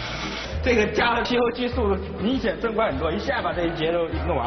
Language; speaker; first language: Chinese; native; Chinese